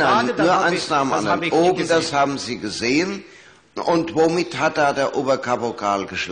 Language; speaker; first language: German; native; German